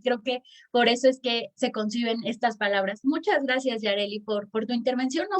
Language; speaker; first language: Spanish; native; Spanish